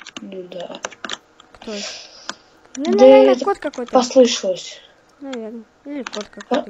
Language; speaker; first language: Russian; native; Russian